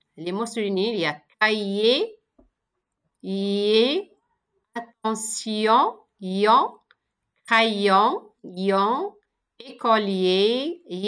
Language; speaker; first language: French; non-native, local second language; Arabic